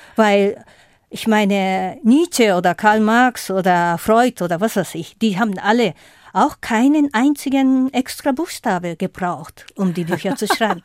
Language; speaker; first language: German; non-native, fluent; Japanese